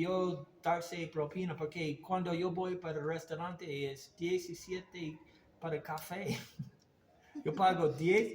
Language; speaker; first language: Spanish; non-native, learner; English